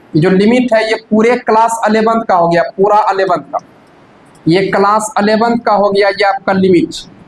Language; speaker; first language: Hindi; native; Hindi